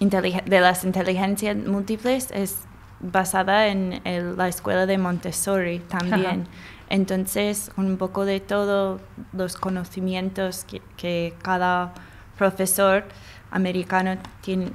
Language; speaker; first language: Spanish; non-native, fluent; English